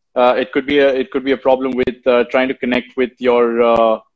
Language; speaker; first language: English; non-native, local second language; Hindi